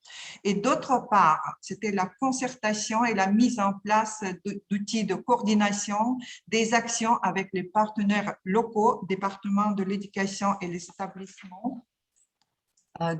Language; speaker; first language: French; non-native, fluent; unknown